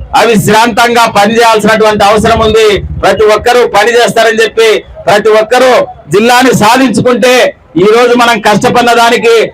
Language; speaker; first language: Telugu; native; Telugu